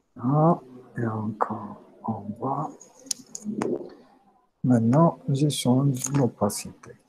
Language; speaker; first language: French; non-native, local second language; Arabic